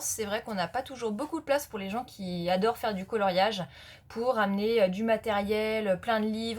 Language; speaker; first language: French; native; French